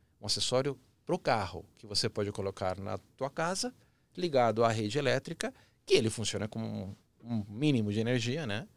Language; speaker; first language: Portuguese; early bilingual, other home language; Spanish